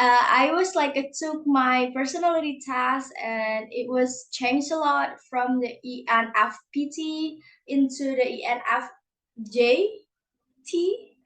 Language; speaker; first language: English; non-native, learner; Indonesian